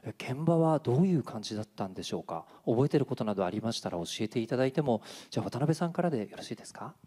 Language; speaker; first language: Japanese; native; Japanese